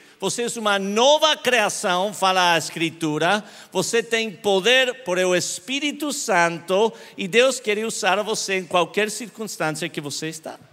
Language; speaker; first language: Portuguese; non-native, learner; English